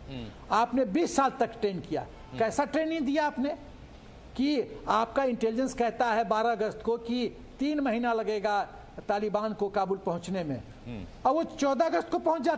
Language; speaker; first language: Hindi; native; Hindi